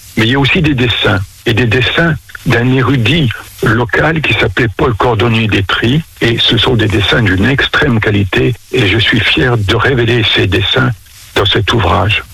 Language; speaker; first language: French; native; French